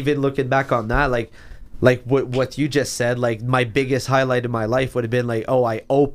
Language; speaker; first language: English; non-native, fluent; French